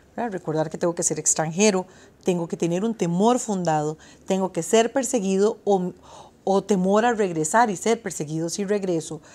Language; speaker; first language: Spanish; native; Spanish